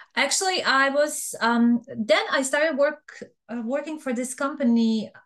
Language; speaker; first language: English; non-native, fluent; Bosnian